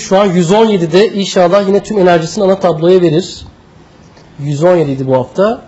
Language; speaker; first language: Turkish; native; Turkish